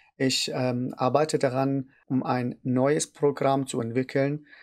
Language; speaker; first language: German; non-native, fluent; Arabic